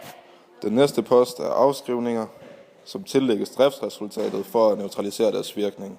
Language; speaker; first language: Danish; native; Danish